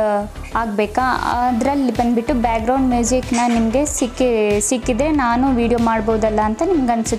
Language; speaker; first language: Kannada; native; Kannada